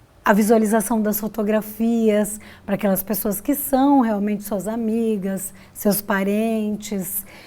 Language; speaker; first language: Portuguese; native; Portuguese